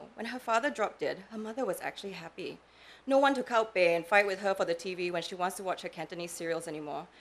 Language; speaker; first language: English; native; English